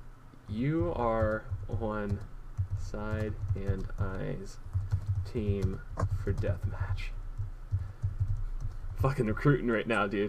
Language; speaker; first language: English; native; English